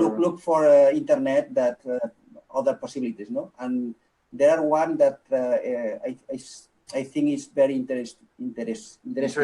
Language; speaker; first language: English; non-native, local second language; Catalan